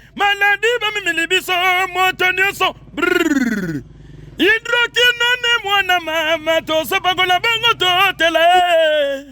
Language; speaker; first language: Lingala; native; Lingala